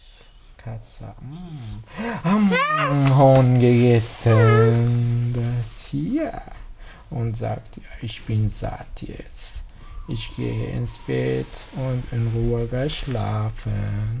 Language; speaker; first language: German; non-native, learner; Arabic